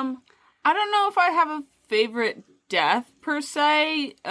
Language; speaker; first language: English; native; English